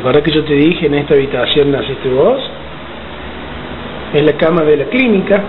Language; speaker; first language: Spanish; native; Spanish